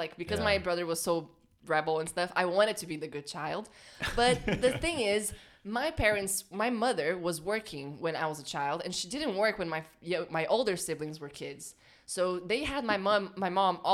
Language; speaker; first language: English; non-native, fluent; Portuguese